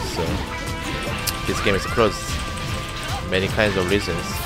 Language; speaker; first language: English; non-native, fluent; Korean